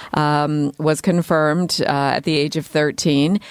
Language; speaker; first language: English; native; English